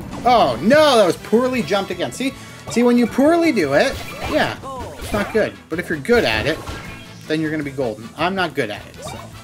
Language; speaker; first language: English; native; English